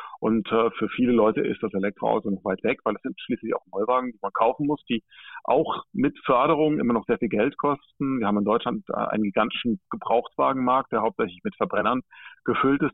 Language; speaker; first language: German; native; German